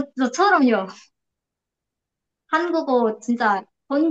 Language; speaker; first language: Korean; non-native, learner; Indonesian